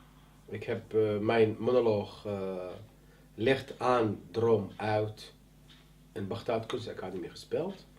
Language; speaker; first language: Dutch; non-native, learner; Arabic